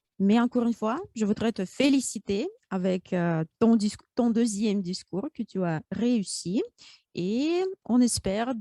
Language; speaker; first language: French; non-native, fluent; Russian